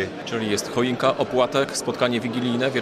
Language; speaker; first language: Polish; native; Polish